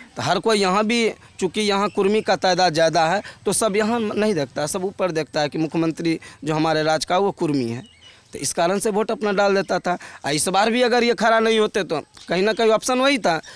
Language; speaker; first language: Hindi; native; Hindi